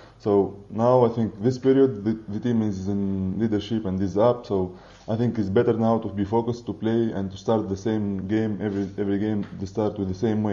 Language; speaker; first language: English; non-native, fluent; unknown